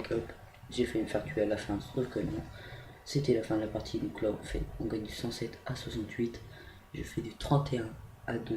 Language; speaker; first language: French; native; French